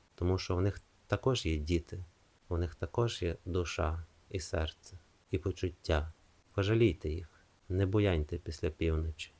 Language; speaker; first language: Ukrainian; non-native, fluent; Italian